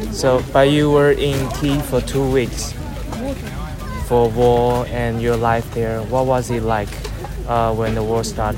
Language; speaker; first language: English; non-native, fluent; Chinese